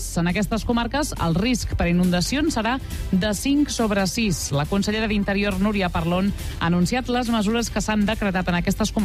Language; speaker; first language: Catalan; native; Catalan